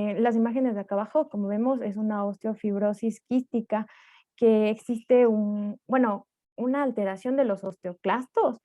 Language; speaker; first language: Spanish; native; Spanish